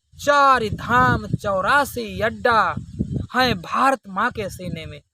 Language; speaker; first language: Hindi; native; Hindi